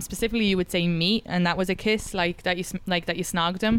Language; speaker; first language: English; native; English